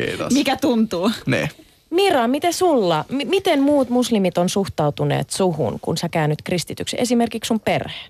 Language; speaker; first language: Finnish; non-native, learner; Persian